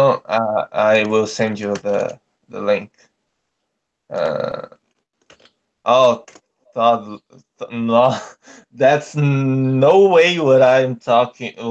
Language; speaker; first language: English; non-native, learner; Portuguese